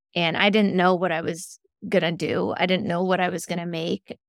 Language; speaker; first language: English; native; English